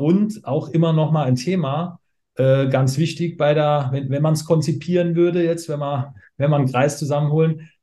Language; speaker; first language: German; native; German